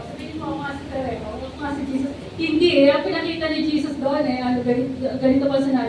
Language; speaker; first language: Filipino; native; Filipino